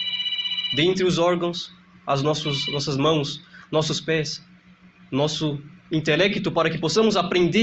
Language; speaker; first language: Portuguese; native; Portuguese